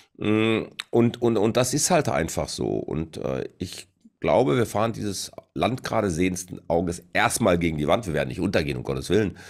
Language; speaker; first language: German; native; German